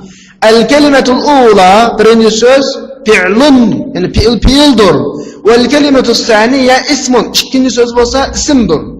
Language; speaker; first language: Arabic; non-native, fluent; Uzbek